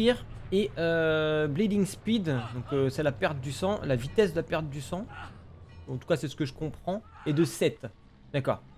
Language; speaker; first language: French; native; French